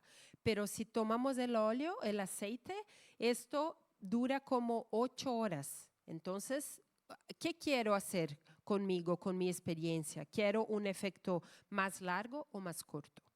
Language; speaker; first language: Spanish; non-native, fluent; Portuguese